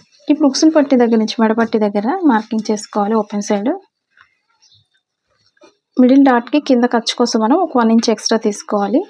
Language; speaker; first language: Telugu; native; Telugu